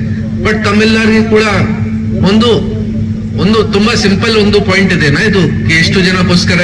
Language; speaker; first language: Kannada; non-native, local second language; Hindi